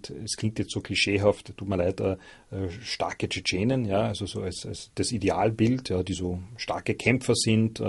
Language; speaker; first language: German; native; German